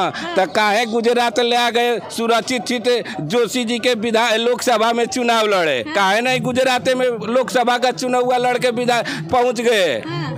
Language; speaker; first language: Hindi; native; Hindi